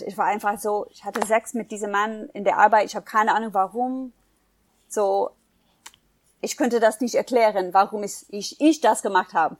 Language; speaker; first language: German; non-native, fluent; English